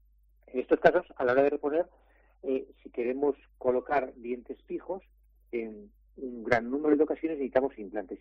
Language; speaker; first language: Spanish; native; Spanish